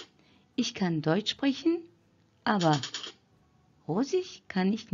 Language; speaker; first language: German; non-native, fluent; Turkish